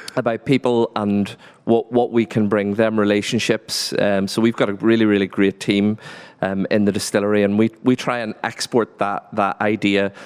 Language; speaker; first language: English; native; English